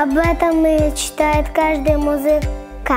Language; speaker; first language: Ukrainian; non-native, local second language; Russian